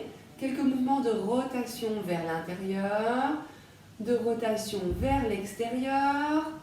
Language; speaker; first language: French; native; French